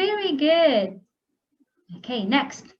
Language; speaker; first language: English; non-native, local second language; Filipino